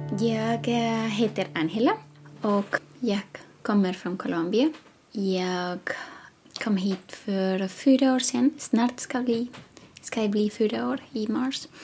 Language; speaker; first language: Swedish; non-native, fluent; Spanish